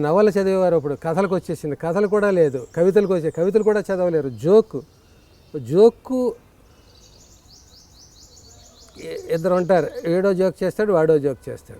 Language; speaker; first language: Telugu; native; Telugu